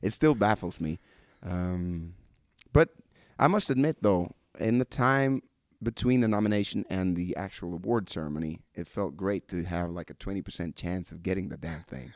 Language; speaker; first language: English; non-native, fluent; Norwegian